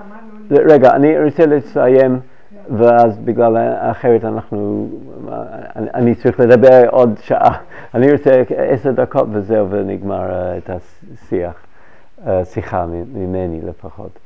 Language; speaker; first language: Hebrew; non-native, fluent; English